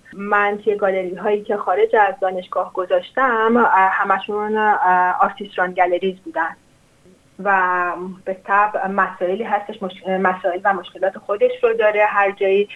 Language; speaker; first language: Persian; non-native, local second language; Azerbaijani